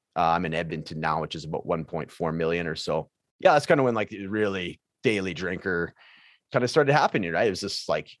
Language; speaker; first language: English; native; English